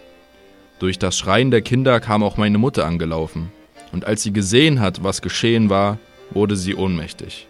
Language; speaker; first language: German; native; German